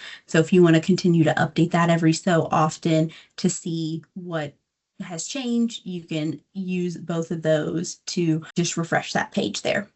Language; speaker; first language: English; native; English